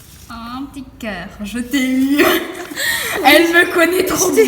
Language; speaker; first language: French; native; French